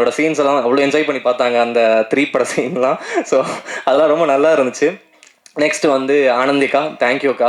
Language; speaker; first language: Tamil; native; Tamil